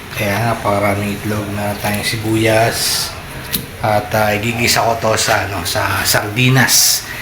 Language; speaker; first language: Filipino; native; Filipino